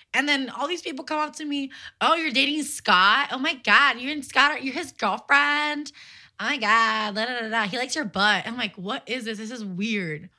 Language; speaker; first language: English; early bilingual, other home language; Spanish